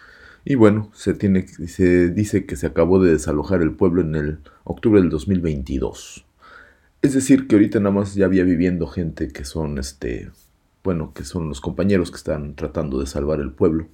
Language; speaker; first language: Spanish; native; Spanish